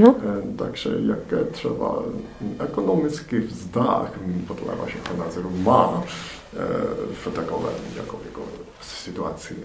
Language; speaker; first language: Czech; non-native, learner; Chinese